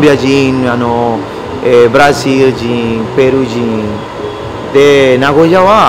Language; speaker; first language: Japanese; non-native, learner; Spanish